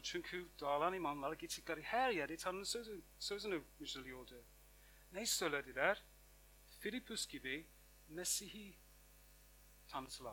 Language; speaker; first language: Turkish; non-native, fluent; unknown